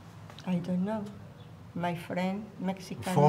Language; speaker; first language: English; non-native, learner; Spanish